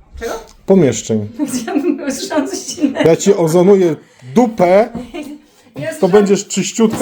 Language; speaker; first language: Polish; native; Polish